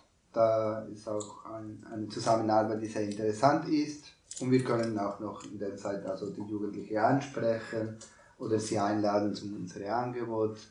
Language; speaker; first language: German; non-native, learner; Spanish